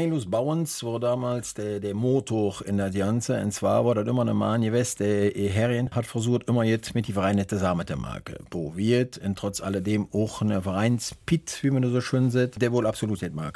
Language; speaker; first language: German; native; German